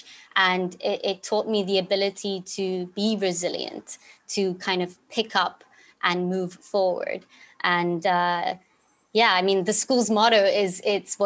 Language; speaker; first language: English; native; English